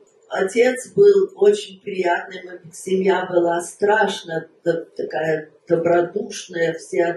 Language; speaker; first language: Russian; early bilingual, heritage; Russian